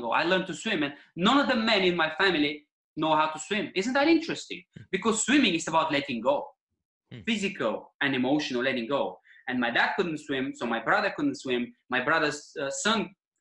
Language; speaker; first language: English; non-native, fluent; Bulgarian